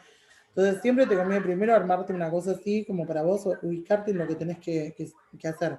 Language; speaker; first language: Spanish; native; Spanish